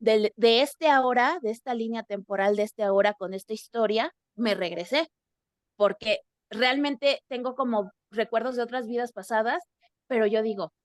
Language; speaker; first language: Spanish; native; Spanish